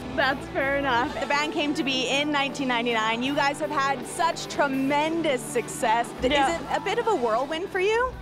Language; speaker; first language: English; native; English